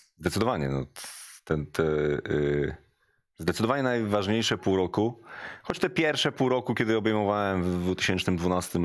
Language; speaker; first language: Polish; native; Polish